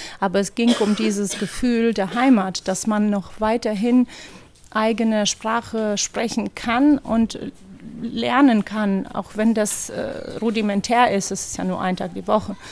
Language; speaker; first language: German; non-native, fluent; Ukrainian